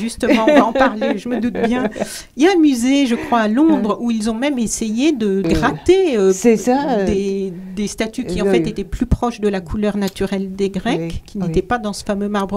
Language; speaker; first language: French; native; French